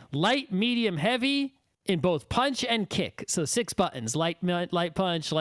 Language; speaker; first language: English; native; English